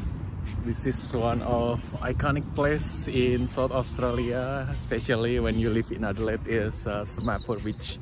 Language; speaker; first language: English; non-native, learner; Indonesian